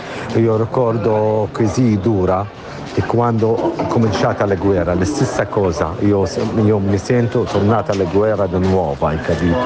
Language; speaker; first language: Italian; non-native, learner; Arabic